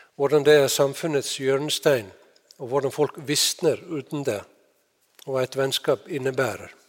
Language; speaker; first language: Norwegian; non-native, fluent; Icelandic